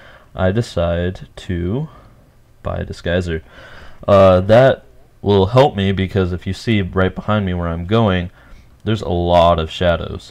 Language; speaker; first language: English; native; English